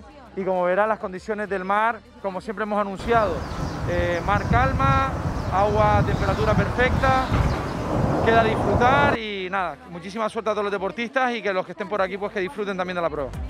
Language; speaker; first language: Spanish; native; Spanish